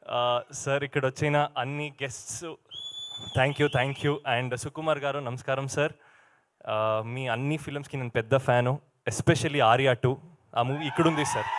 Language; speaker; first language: Telugu; non-native, learner; Kannada